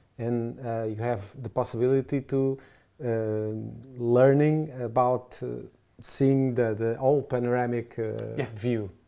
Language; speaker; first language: English; non-native, fluent; Portuguese